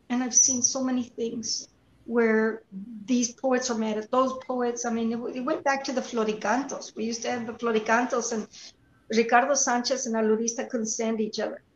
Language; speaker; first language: English; early bilingual, other home language; Spanish